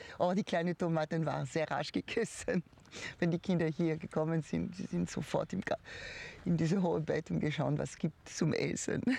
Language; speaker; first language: German; non-native, fluent; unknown